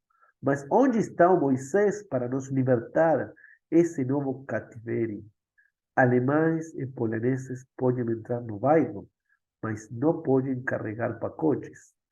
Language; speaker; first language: Portuguese; non-native, fluent; Spanish